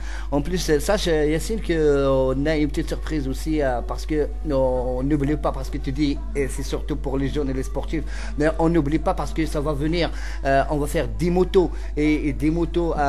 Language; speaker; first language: French; non-native, local second language; Central Atlas Tamazight